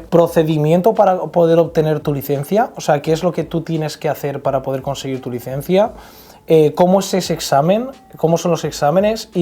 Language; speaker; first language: Spanish; native; Spanish